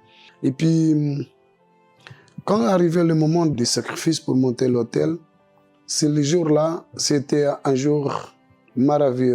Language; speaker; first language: French; non-native, local second language; Portuguese